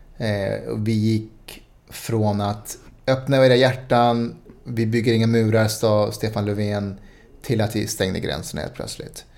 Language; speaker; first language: Swedish; early bilingual, other home language; Spanish